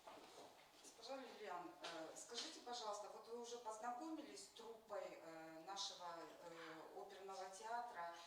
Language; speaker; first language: Russian; native; Russian